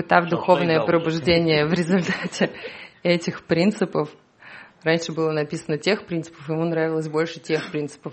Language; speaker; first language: Russian; native; Russian